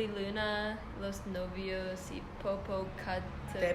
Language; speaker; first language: Spanish; non-native, learner; English